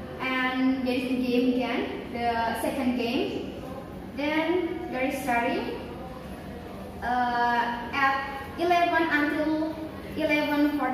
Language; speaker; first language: English; non-native, learner; Indonesian